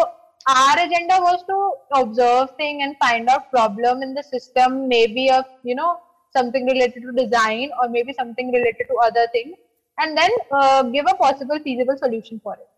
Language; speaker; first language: English; non-native, local second language; Hindi